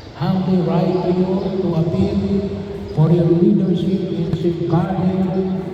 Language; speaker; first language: English; non-native, local second language; Filipino